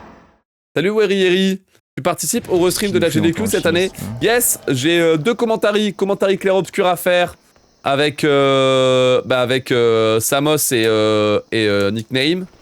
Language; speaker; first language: French; native; French